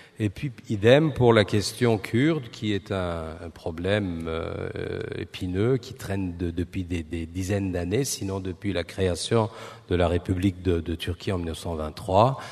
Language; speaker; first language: French; non-native, fluent; Turkish